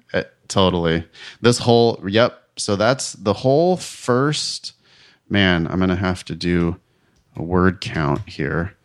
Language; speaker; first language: English; native; English